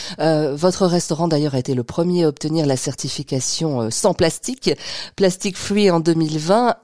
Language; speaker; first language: French; native; French